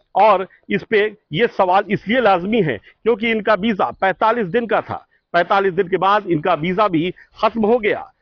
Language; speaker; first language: Hindi; native; Hindi